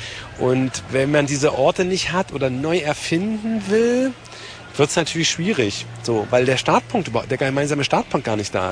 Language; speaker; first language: German; native; German